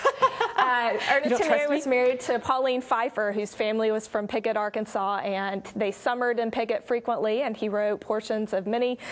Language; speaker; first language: English; native; English